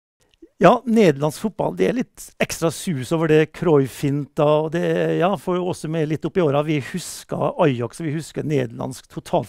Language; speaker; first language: Norwegian; native; Norwegian